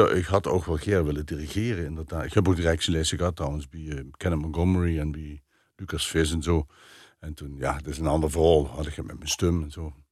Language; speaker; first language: Dutch; native; Dutch